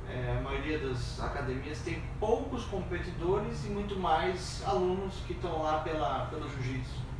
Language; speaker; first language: Portuguese; native; Portuguese